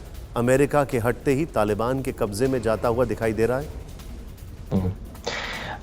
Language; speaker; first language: Hindi; native; Hindi